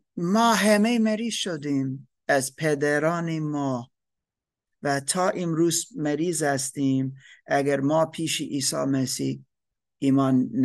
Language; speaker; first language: Persian; non-native, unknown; German